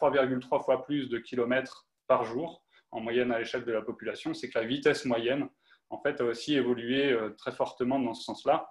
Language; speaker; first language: French; native; French